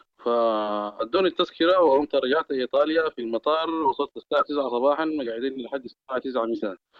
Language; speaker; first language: Arabic; native; Arabic